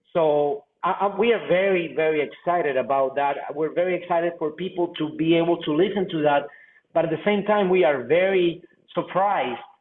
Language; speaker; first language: English; non-native, fluent; Spanish